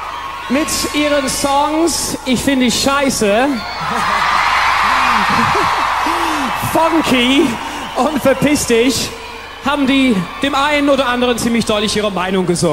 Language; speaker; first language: German; native; German